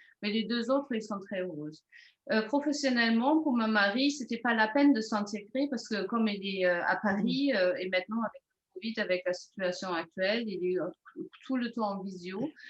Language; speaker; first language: French; non-native, fluent; German